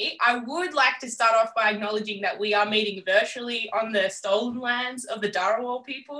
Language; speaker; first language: English; native; English